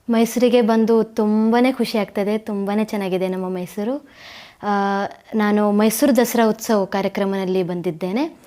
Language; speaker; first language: Kannada; native; Kannada